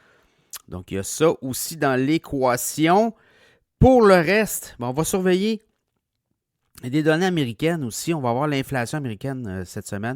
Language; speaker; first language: French; native; French